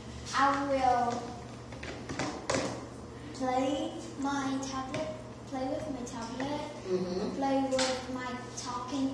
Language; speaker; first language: English; non-native, learner; Vietnamese